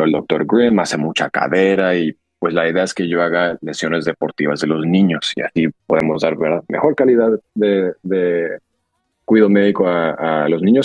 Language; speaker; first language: Spanish; early bilingual, heritage; Spanish